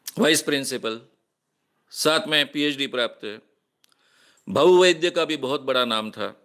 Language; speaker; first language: Hindi; non-native, local second language; Marathi